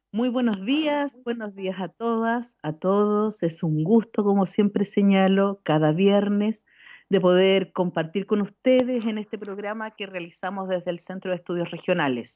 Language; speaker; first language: Spanish; native; Spanish